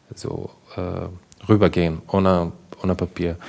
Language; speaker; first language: German; non-native, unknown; Arabic